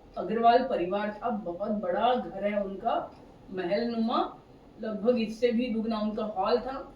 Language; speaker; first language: Hindi; non-native, local second language; Marathi